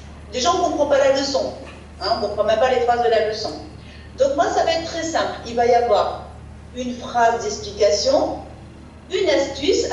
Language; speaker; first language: French; native; French